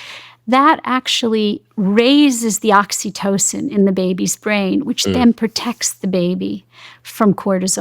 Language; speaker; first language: English; native; English